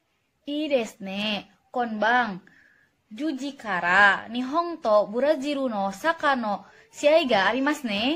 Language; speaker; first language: Japanese; non-native, learner; Indonesian